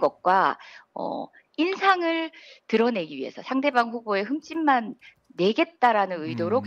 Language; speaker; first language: Korean; native; Korean